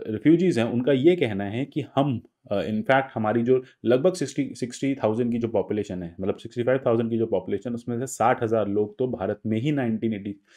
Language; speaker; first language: Hindi; native; Hindi